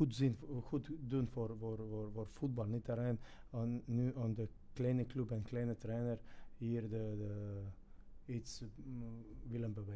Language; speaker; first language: Dutch; non-native, fluent; Croatian